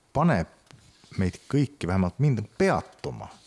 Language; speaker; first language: Estonian; non-native, fluent; Finnish